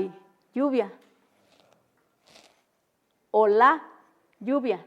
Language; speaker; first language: Spanish; non-native, local second language; Mixtepec Mixtec